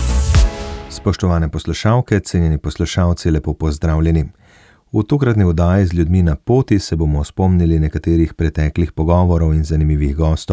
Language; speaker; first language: Slovenian; native; Slovenian